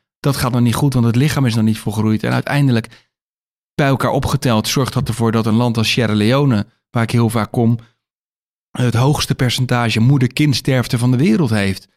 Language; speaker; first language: Dutch; native; Dutch